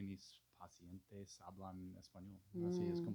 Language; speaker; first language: Spanish; non-native, fluent; English